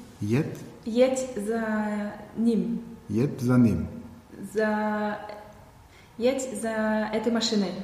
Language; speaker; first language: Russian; non-native, learner; German